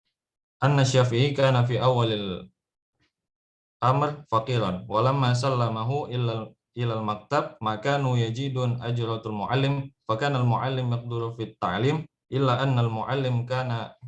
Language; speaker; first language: Arabic; non-native, learner; Indonesian